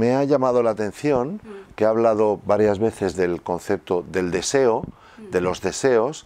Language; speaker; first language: Spanish; native; Spanish